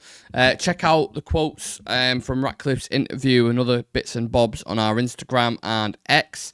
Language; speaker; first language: English; native; English